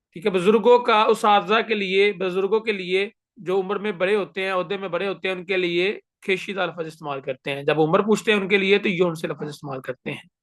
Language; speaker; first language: Urdu; native; Urdu